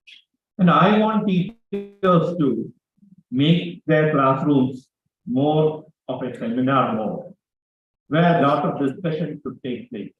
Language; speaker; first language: English; non-native, local second language; Malayalam